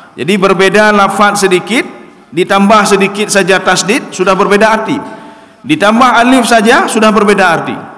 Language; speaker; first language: Malay; non-native, local second language; Achinese